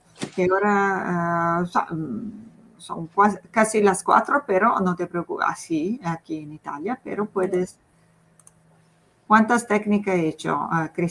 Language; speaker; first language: Spanish; non-native, fluent; Italian